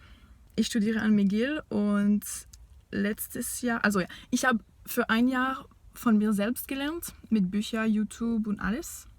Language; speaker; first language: German; non-native, fluent; French